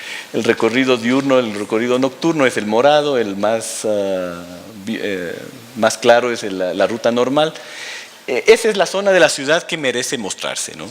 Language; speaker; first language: Spanish; native; Spanish